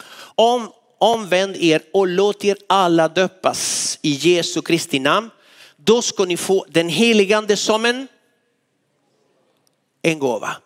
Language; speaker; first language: Swedish; non-native, fluent; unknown